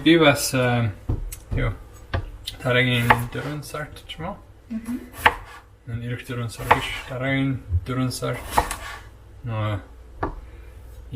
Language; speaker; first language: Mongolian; non-native, learner; English